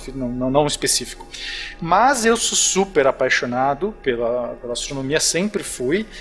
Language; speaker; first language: Portuguese; native; Portuguese